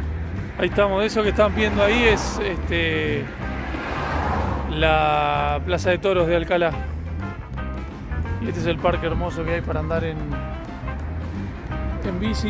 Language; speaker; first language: Spanish; native; Spanish